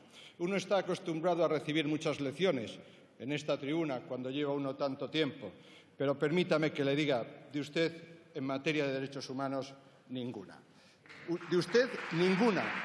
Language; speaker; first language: Spanish; native; Spanish